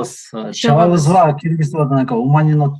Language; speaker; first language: Japanese; non-native, fluent; Kyrgyz